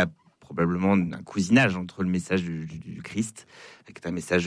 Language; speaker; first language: French; native; French